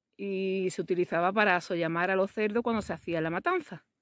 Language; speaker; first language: Spanish; native; Spanish